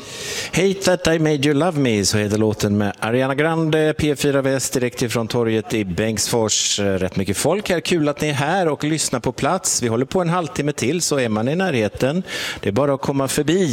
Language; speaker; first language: Swedish; native; Swedish